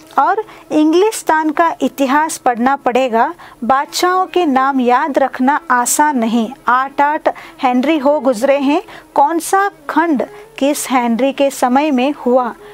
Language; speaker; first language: Hindi; non-native, local second language; Kannada